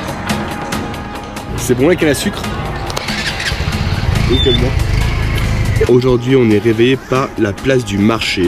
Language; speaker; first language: French; native; French